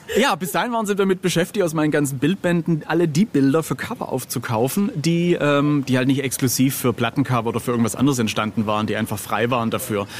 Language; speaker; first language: German; native; German